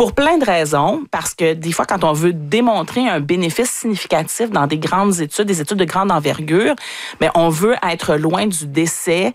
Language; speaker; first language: French; native; French